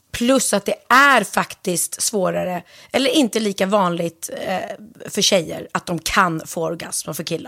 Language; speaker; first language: Swedish; native; Swedish